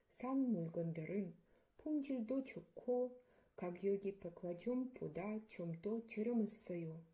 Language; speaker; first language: Korean; non-native, learner; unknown